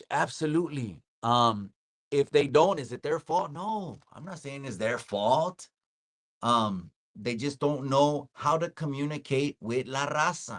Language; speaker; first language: English; early bilingual, other home language; Spanish